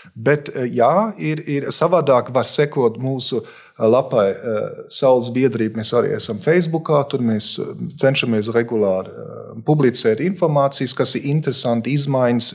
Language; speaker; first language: Latvian; non-native, local second language; Russian